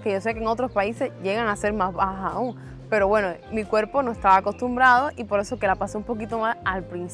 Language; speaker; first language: Spanish; native; Spanish